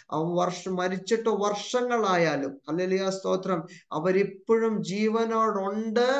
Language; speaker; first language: Malayalam; early bilingual, heritage; Malayalam